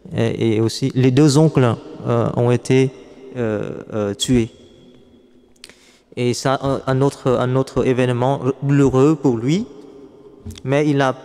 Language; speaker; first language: French; non-native, fluent; Vietnamese